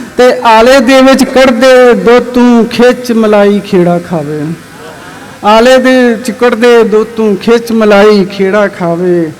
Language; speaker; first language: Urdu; non-native, local second language; Punjabi